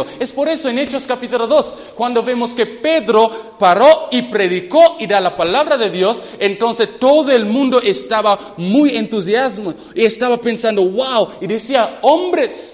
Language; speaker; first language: Spanish; non-native, fluent; English